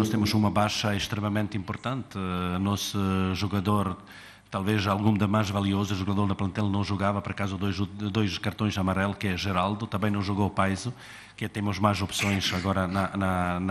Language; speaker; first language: Portuguese; non-native, fluent; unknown